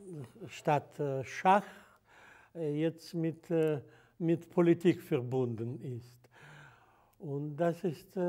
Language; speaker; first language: German; non-native, fluent; Russian